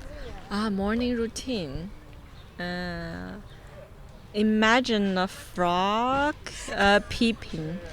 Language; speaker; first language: English; non-native, fluent; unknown